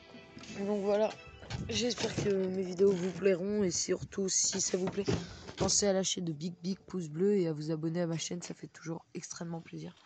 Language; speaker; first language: French; native; French